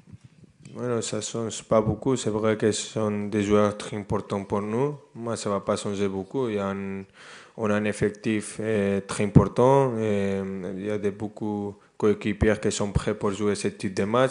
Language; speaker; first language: French; non-native, fluent; Spanish